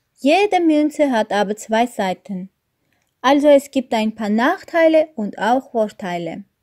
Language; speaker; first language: German; non-native, learner; Armenian